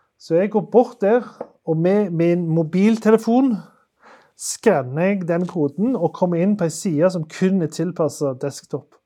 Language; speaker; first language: Norwegian; native; Norwegian